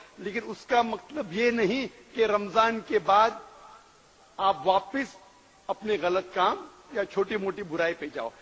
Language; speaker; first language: Urdu; non-native, local second language; Konkani